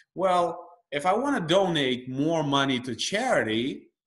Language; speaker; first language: English; early bilingual, other home language; Russian